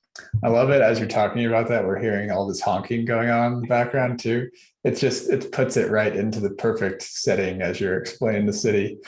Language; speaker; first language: English; native; English